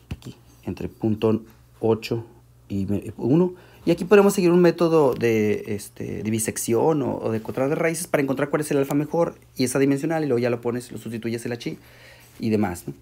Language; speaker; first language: Spanish; native; Spanish